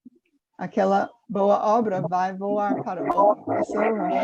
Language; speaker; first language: Portuguese; non-native, fluent; English